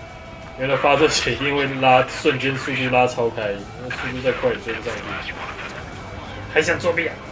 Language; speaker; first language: Chinese; native; Chinese